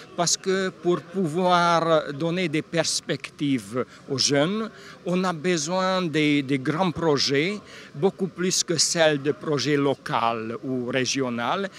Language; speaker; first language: French; non-native, local second language; Hungarian